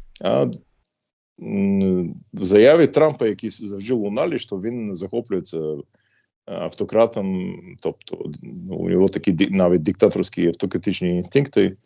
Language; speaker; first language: Ukrainian; non-native, fluent; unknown